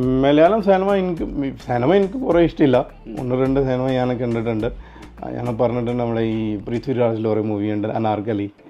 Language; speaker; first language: Malayalam; non-native, fluent; Punjabi